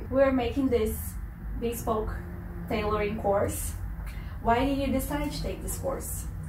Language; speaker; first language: English; non-native, fluent; Portuguese